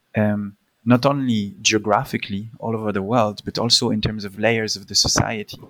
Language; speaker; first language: English; early bilingual, other home language; Polish